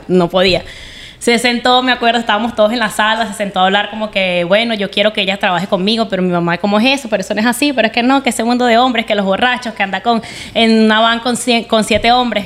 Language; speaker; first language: Spanish; native; Spanish